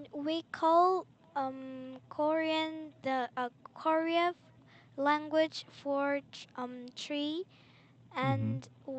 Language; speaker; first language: English; non-native, learner; Korean